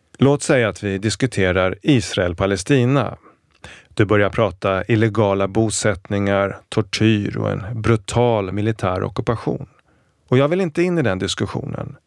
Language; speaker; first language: Swedish; native; Swedish